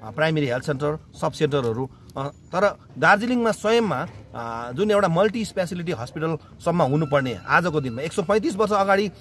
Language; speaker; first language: Nepali; native; Nepali